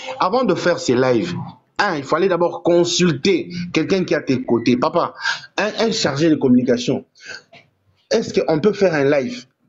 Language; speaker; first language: French; non-native, local second language; Lingala